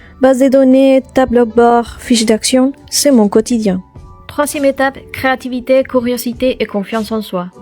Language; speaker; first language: French; non-native, fluent; Spanish